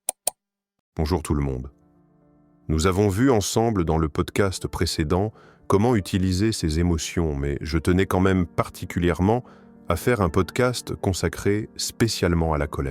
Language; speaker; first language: French; native; French